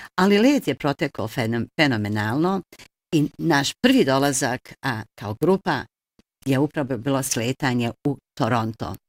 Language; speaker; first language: Bosnian; early bilingual, heritage; Bosnian